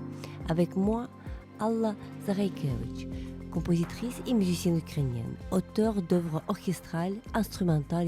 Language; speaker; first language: French; non-native, fluent; Ukrainian